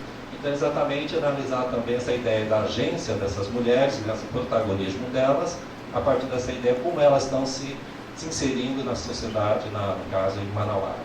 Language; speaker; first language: Portuguese; native; Portuguese